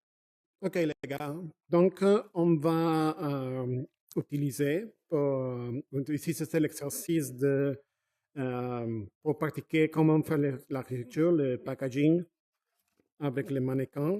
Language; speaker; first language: French; non-native, fluent; Spanish